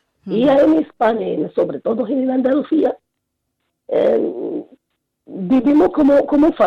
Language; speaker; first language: Spanish; non-native, fluent; Arabic